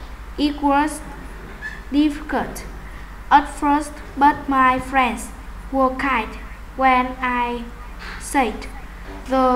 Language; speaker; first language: English; non-native, learner; Vietnamese